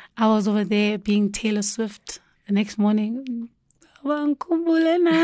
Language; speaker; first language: English; non-native, local second language; Zulu